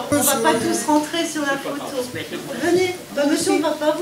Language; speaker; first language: French; native; French